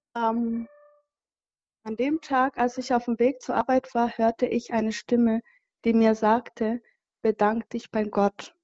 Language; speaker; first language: German; non-native, fluent; Kinyarwanda